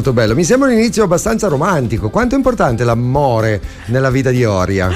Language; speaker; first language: Italian; native; Italian